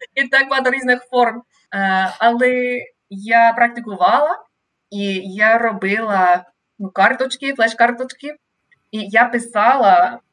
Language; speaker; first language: Ukrainian; non-native, fluent; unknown